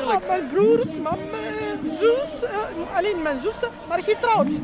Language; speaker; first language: Dutch; non-native, learner; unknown